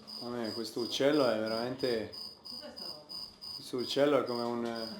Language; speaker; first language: Italian; non-native, fluent; Serbian